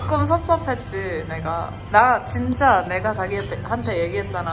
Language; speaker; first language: Korean; non-native, fluent; Indonesian